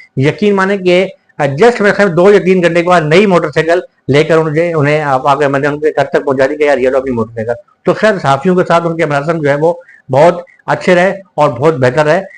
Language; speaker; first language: Urdu; native; Urdu